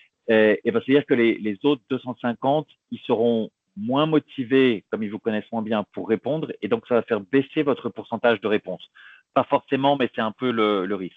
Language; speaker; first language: French; native; French